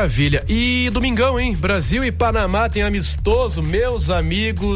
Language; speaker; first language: Portuguese; native; Portuguese